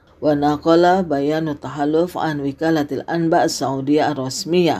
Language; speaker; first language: Arabic; non-native, fluent; Indonesian